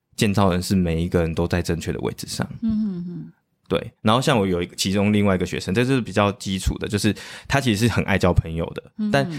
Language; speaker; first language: Chinese; native; Chinese